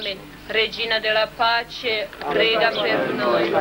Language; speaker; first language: Italian; non-native, learner; Croatian